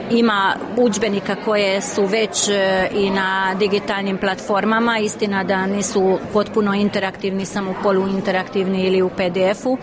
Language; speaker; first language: Croatian; early bilingual, heritage; Croatian